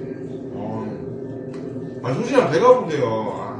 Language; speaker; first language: Korean; native; Korean